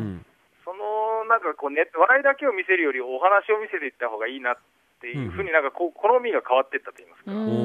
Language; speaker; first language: Japanese; native; Japanese